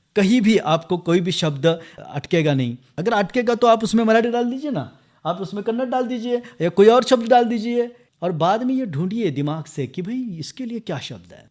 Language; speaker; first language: Hindi; non-native, local second language; Marathi